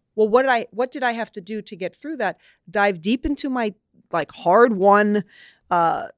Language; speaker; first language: English; native; English